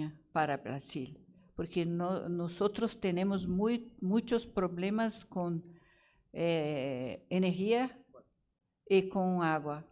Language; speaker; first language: Spanish; non-native, learner; Portuguese